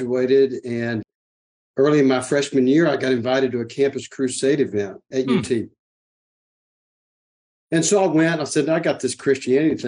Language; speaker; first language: English; native; English